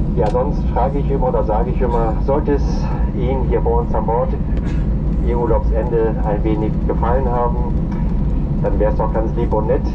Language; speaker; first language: German; native; German